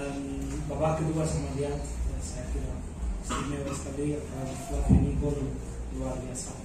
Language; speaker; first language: Indonesian; non-native, fluent; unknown